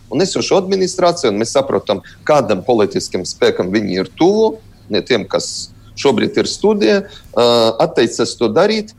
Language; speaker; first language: Latvian; non-native, local second language; Russian